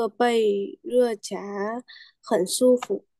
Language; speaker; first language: Chinese; non-native, learner; Vietnamese